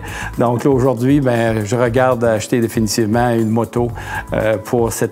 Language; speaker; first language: French; native; French